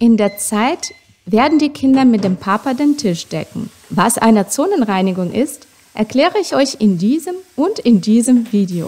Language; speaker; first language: German; non-native, fluent; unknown